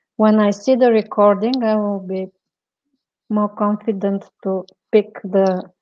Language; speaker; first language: English; non-native, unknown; Bulgarian